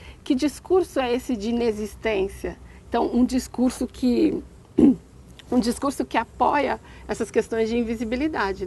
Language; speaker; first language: Portuguese; native; Portuguese